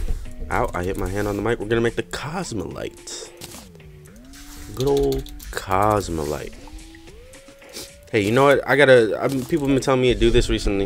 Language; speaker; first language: English; native; English